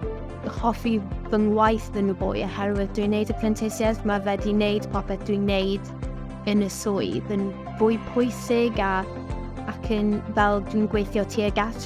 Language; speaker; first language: Welsh; non-native, local second language; English